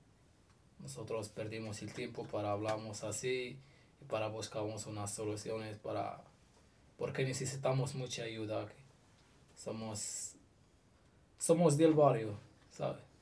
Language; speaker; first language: Spanish; non-native, learner; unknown